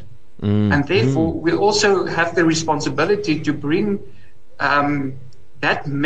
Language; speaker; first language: English; non-native, local second language; Afrikaans